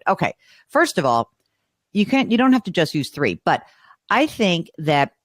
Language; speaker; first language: English; native; English